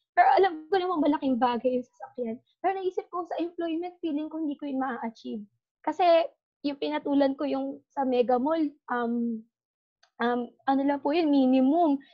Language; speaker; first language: Filipino; native; Filipino